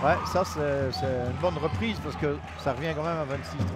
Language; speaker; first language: French; native; French